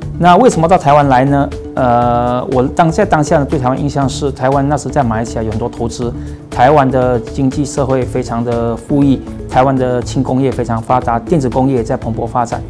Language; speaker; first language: Chinese; native; Chinese